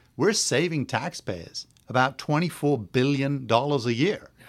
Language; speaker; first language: English; native; English